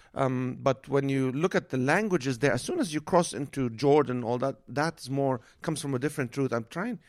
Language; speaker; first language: English; non-native, fluent; Arabic